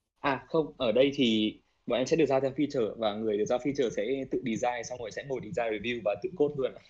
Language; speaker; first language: Vietnamese; native; Vietnamese